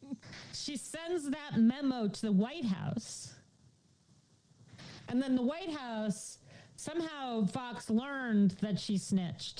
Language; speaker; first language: English; native; English